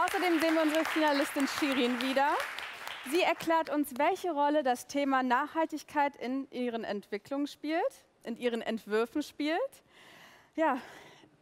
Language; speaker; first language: German; native; German